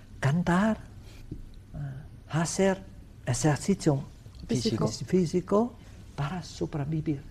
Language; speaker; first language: Spanish; non-native, learner; Vietnamese